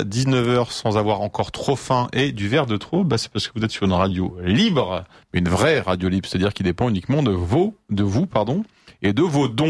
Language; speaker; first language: French; native; French